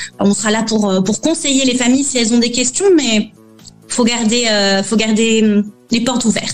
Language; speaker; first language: French; native; French